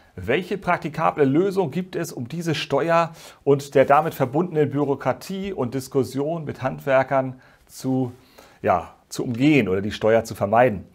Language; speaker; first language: German; native; German